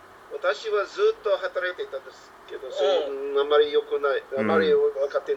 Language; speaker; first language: Japanese; non-native, learner; English